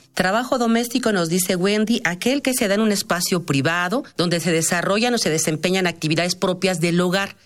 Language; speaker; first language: Spanish; native; Spanish